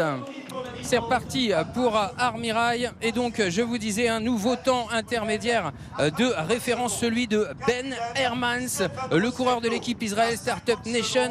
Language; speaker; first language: French; native; French